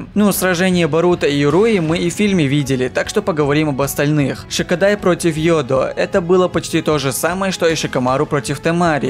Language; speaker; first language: Russian; native; Russian